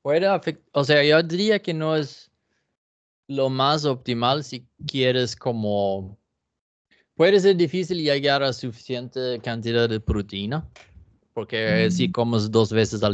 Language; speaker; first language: Spanish; non-native, fluent; Swedish